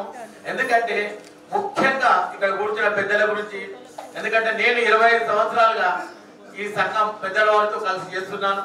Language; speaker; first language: Telugu; native; Telugu